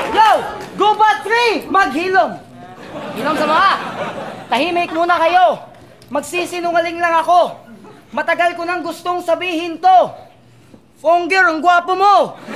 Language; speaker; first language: Filipino; non-native, local second language; Cebuano